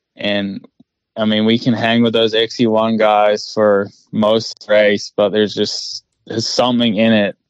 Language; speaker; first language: English; native; English